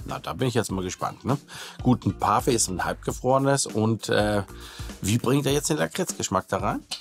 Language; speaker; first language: German; native; German